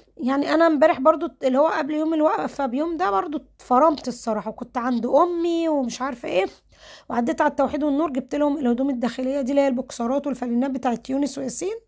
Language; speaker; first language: Arabic; native; Arabic